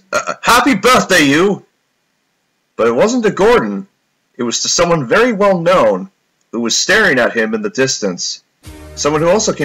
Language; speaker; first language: English; native; English